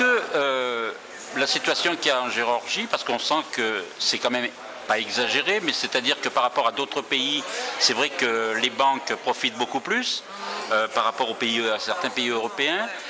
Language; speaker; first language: French; native; French